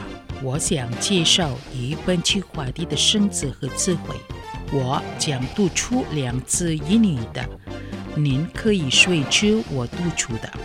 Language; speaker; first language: Chinese; early bilingual, heritage; Chinese